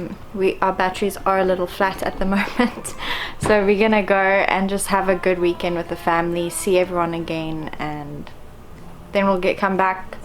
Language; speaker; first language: English; native; English